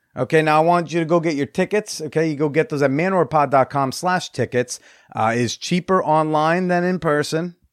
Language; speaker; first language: English; native; English